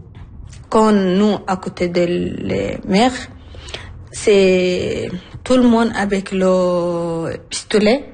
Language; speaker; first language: French; non-native, learner; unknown